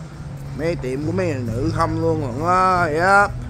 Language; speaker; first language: Vietnamese; early bilingual, heritage; Vietnamese